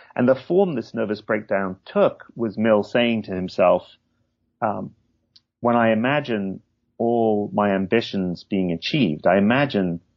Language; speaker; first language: English; native; English